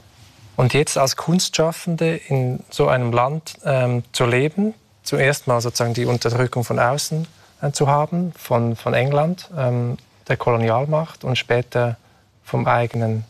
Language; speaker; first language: German; native; German